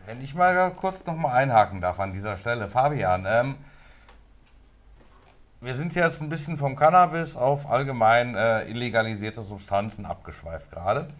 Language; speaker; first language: German; native; German